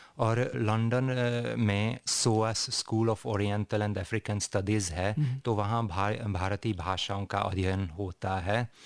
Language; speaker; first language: Hindi; non-native, fluent; Hungarian